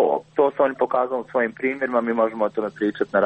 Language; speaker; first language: Croatian; native; Croatian